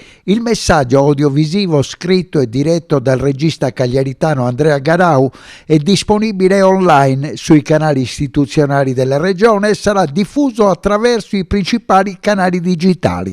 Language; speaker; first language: Italian; native; Italian